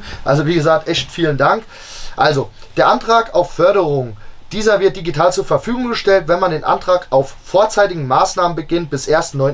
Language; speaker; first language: German; native; German